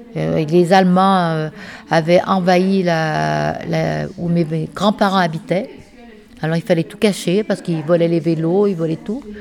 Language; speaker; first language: French; native; French